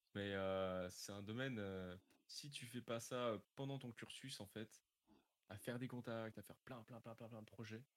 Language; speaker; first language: French; native; French